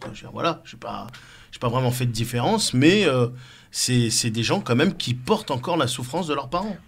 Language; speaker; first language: French; native; French